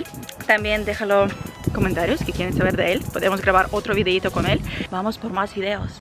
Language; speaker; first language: Spanish; non-native, fluent; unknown